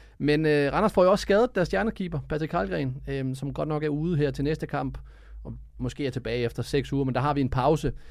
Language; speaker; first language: Danish; early bilingual, other home language; Serbian